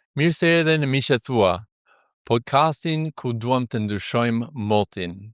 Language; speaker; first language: Albanian; non-native, fluent; English